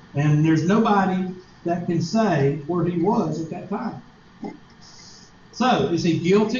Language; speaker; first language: English; native; English